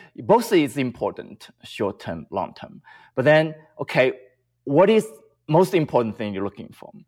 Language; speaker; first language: English; non-native, fluent; Chinese